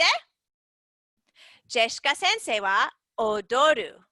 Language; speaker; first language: Japanese; non-native, fluent; English